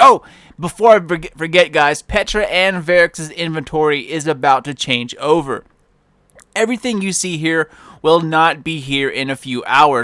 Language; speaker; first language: English; native; English